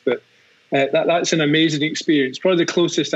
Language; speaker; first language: English; native; English